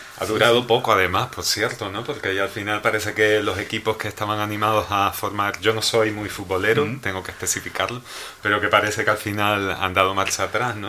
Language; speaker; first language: Spanish; native; Spanish